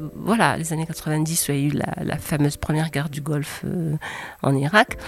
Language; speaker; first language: French; non-native, local second language; Arabic